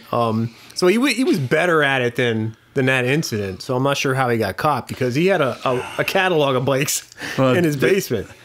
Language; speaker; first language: English; native; English